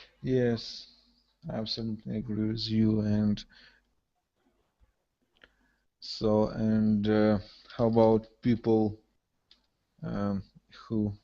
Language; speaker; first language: English; non-native, learner; Russian